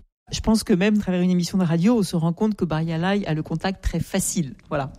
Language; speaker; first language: French; native; French